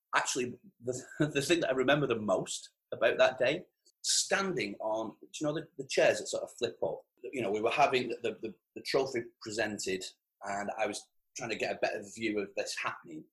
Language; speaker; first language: English; native; English